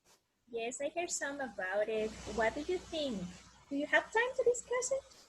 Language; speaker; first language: English; non-native, learner; Spanish